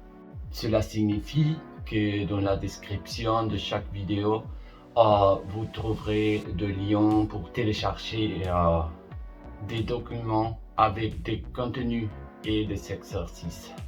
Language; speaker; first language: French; non-native, learner; Spanish